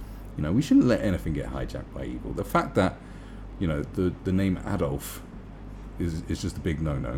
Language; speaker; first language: English; native; English